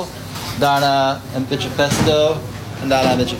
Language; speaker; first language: Dutch; non-native, learner; French